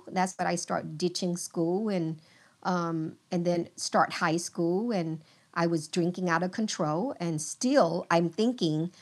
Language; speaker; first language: English; early bilingual, other home language; Vietnamese